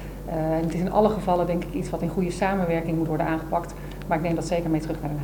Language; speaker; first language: Dutch; native; Dutch